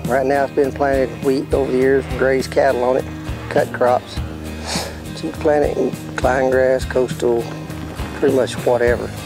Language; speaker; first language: English; native; English